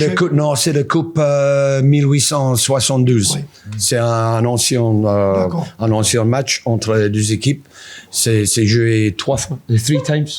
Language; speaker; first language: French; non-native, learner; English